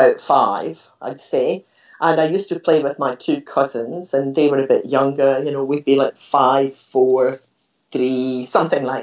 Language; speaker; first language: English; native; English